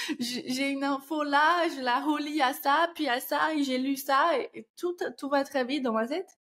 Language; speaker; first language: French; non-native, fluent; Portuguese